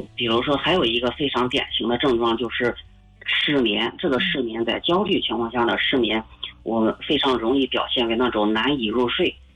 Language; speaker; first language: Chinese; native; Chinese